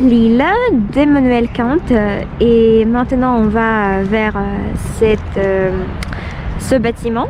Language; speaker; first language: French; non-native, fluent; Russian